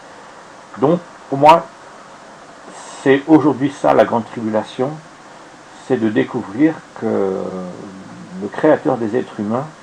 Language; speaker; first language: French; native; French